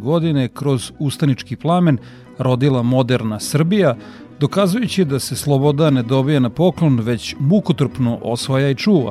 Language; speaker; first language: Serbian; native; Serbian